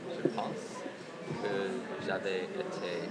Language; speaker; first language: French; non-native, fluent; English